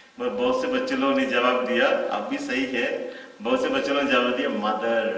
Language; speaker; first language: Hindi; non-native, local second language; Tamil